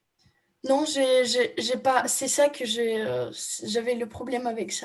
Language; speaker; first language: French; non-native, fluent; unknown